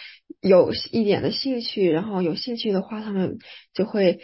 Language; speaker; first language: Chinese; early bilingual, other home language; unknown